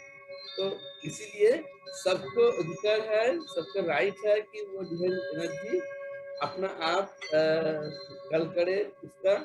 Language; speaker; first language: Hindi; non-native, local second language; Bangla